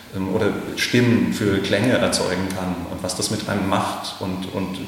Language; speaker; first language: German; native; German